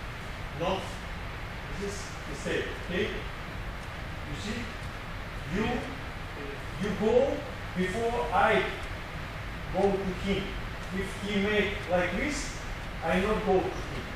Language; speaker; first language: English; non-native, learner; Russian